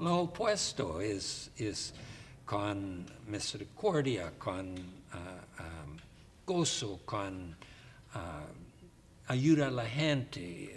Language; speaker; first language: Spanish; non-native, learner; English